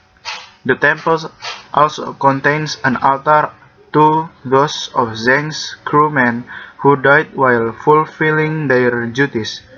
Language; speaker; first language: English; non-native, learner; Indonesian